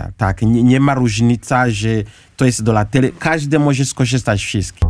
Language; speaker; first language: Polish; non-native, learner; Kinyarwanda